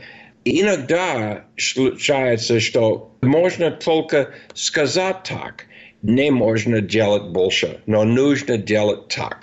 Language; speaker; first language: Russian; non-native, fluent; English